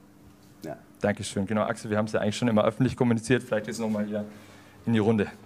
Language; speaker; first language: German; native; German